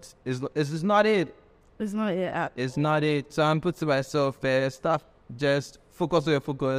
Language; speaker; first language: English; non-native, local second language; Akan